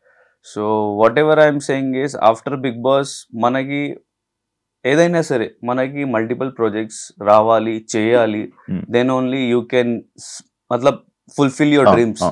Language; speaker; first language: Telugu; non-native, local second language; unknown